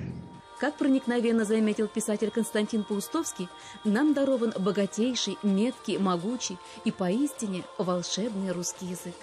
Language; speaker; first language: Russian; native; Russian